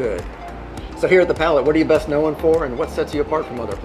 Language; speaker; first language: English; native; English